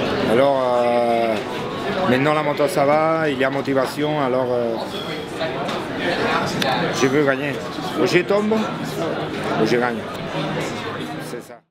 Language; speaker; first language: French; non-native, learner; Spanish